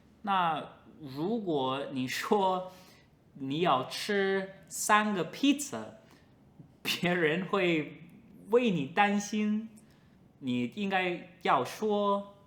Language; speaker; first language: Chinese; non-native, fluent; English